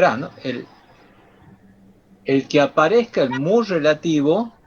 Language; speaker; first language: Spanish; native; Spanish